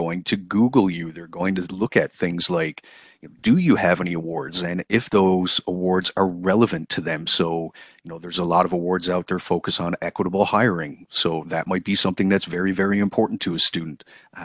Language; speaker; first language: English; native; English